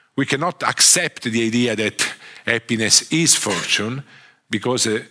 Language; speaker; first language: English; non-native, fluent; Italian